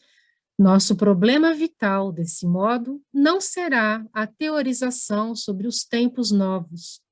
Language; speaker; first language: Portuguese; native; Portuguese